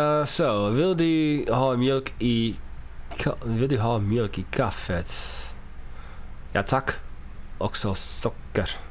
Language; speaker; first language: Swedish; non-native, learner; English